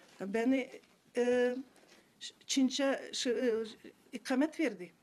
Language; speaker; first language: Turkish; non-native, learner; Kazakh